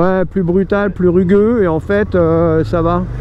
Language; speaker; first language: French; native; French